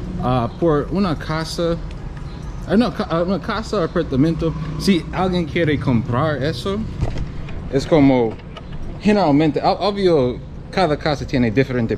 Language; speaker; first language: Spanish; non-native, learner; English